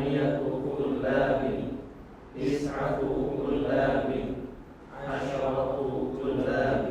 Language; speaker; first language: Arabic; non-native, learner; Indonesian